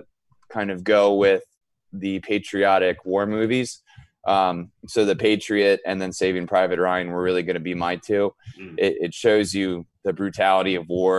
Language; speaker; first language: English; native; English